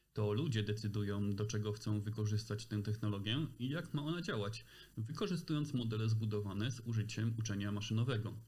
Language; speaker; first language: Polish; native; Polish